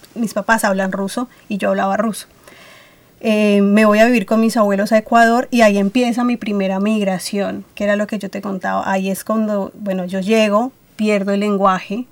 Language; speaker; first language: Spanish; early bilingual, other home language; Russian